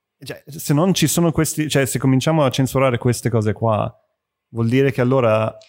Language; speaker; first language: Italian; early bilingual, heritage; Italian